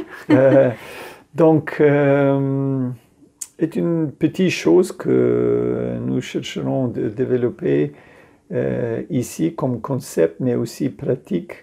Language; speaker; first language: French; non-native, fluent; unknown